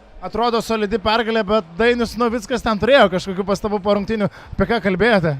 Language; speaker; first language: Lithuanian; native; Lithuanian